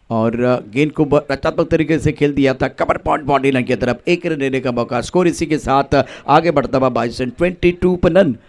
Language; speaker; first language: Hindi; non-native, local second language; Marathi